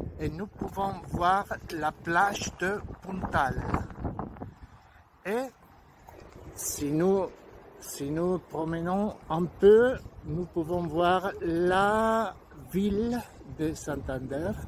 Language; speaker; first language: French; non-native, learner; Spanish